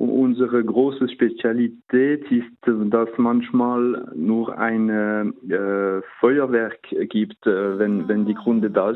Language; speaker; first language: German; non-native, local second language; French